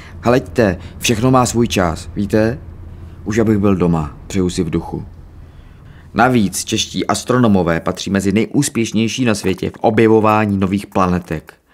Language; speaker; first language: Czech; native; Czech